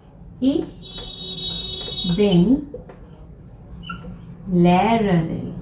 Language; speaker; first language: German; non-native, fluent; Hindi